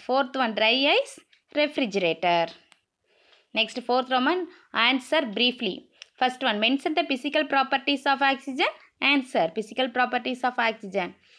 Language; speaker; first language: English; non-native, local second language; Tamil